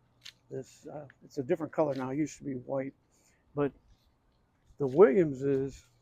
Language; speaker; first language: English; native; English